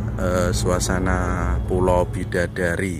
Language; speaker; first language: Indonesian; native; Indonesian